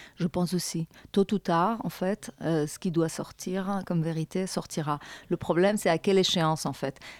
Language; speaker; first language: French; non-native, fluent; Persian